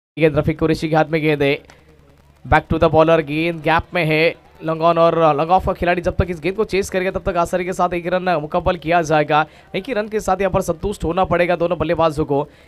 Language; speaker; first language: Hindi; non-native, local second language; Marathi